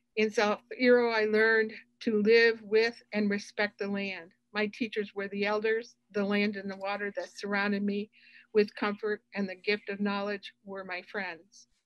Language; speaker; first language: English; native; English